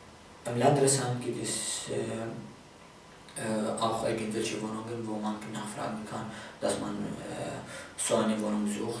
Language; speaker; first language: German; non-native, learner; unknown